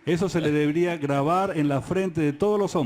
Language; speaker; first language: Spanish; native; Spanish